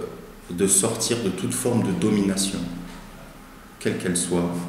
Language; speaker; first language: French; native; French